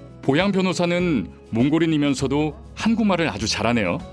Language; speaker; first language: Korean; native; Korean